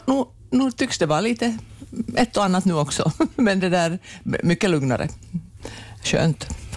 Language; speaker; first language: Swedish; native; Swedish